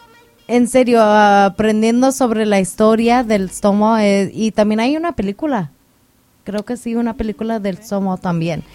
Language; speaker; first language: Spanish; early bilingual, heritage; Spanish